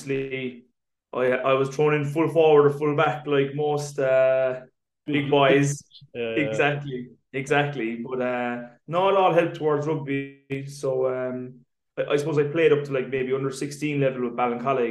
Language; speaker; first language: English; native; English